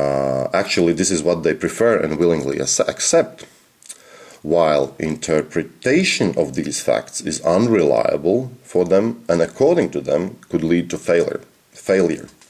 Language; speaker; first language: English; non-native, fluent; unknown